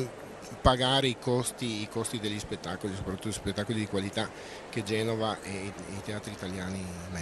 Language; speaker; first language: Italian; native; Italian